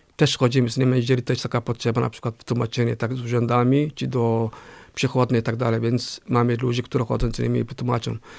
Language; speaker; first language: Polish; non-native, fluent; Somali